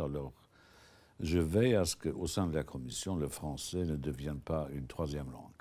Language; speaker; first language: French; non-native, local second language; Luxembourgish